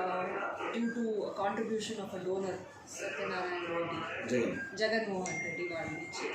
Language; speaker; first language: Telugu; native; Telugu